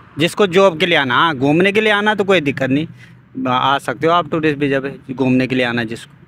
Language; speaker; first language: Hindi; native; Hindi